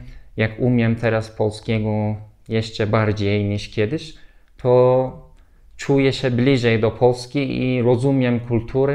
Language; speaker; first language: Polish; non-native, learner; Turkish